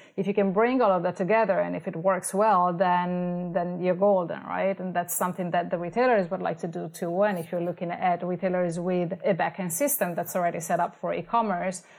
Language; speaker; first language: English; non-native, fluent; Italian